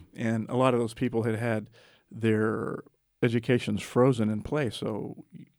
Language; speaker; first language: English; native; English